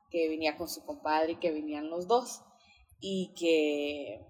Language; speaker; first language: Spanish; early bilingual, heritage; Spanish